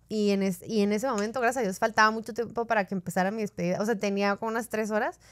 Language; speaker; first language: Spanish; native; Spanish